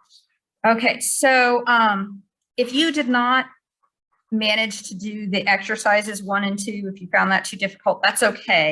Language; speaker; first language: English; native; English